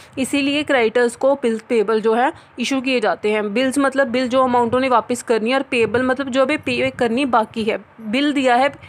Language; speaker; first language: Hindi; non-native, local second language; Punjabi